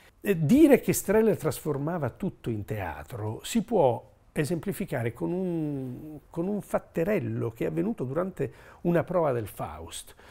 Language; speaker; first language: Italian; native; Italian